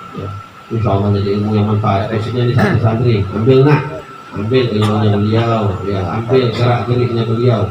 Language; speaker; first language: Indonesian; native; Indonesian